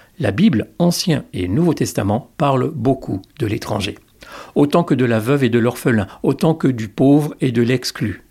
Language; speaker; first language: French; native; French